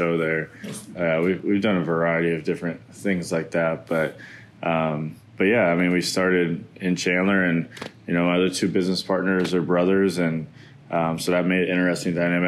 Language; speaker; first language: English; native; English